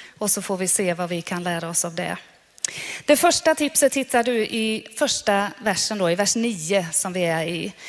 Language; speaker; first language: Swedish; non-native, fluent; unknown